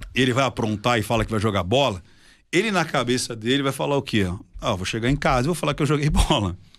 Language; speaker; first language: Portuguese; native; Portuguese